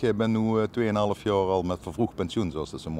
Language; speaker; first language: Dutch; native; Dutch